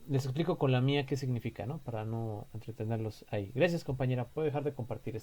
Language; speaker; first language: Spanish; native; Spanish